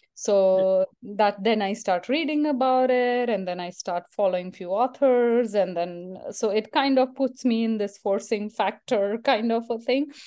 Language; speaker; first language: English; non-native, local second language; Marathi